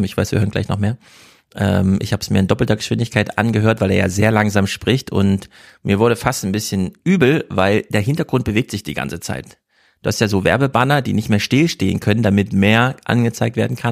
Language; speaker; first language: German; native; German